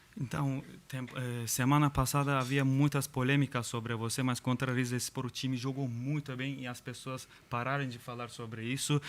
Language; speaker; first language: Portuguese; non-native, fluent; Turkish